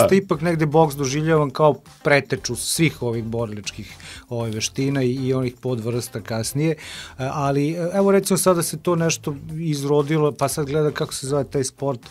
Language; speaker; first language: Serbian; native; Serbian